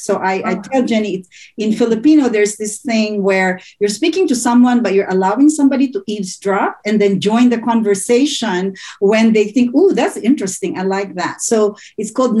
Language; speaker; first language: English; non-native, local second language; Filipino